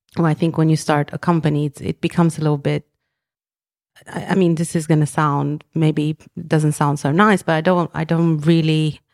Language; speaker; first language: English; early bilingual, other home language; Romanian